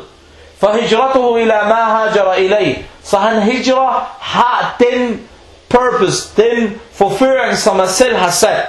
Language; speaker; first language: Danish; early bilingual, other home language; Urdu